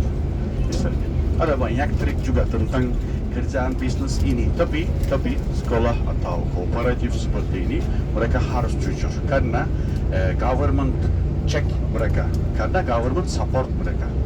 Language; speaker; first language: Indonesian; non-native, fluent; Turkish